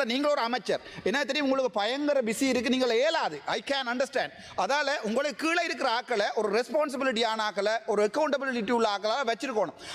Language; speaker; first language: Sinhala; non-native, local second language; Tamil